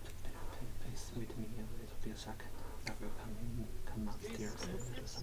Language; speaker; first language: English; non-native, learner; Chinese